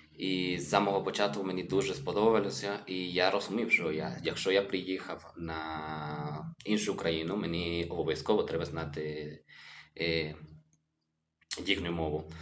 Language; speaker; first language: Ukrainian; non-native, learner; Spanish